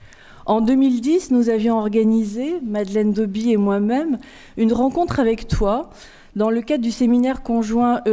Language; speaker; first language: French; native; French